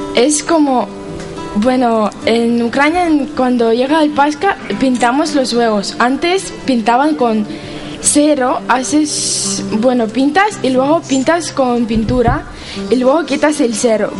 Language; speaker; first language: Spanish; non-native, learner; Ukrainian